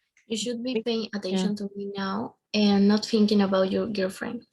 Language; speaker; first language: English; non-native, learner; Spanish